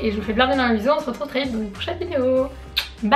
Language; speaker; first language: French; native; French